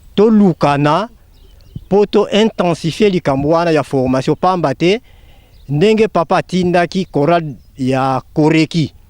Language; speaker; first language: Lingala; non-native, local second language; Kongo